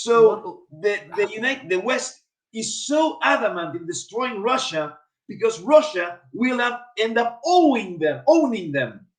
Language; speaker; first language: English; non-native, fluent; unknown